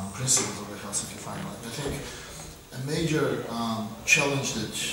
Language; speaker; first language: English; non-native, fluent; Georgian